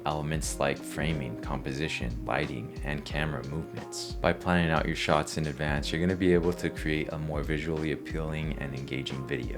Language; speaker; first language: English; native; English